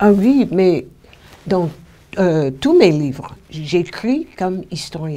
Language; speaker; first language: French; non-native, fluent; English